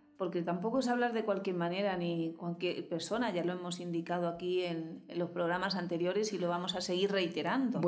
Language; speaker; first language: Spanish; native; Spanish